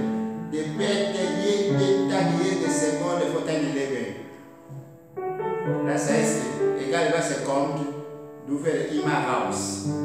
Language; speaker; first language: German; non-native, learner; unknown